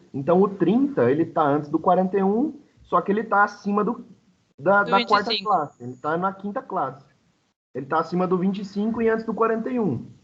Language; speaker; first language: Portuguese; native; Portuguese